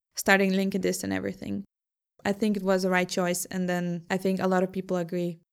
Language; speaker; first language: English; non-native, fluent; Lithuanian